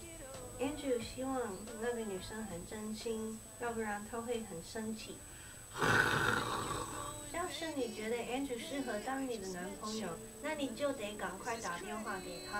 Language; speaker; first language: Chinese; early bilingual, heritage; Chinese